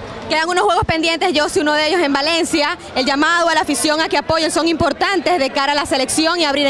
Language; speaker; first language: Spanish; native; Spanish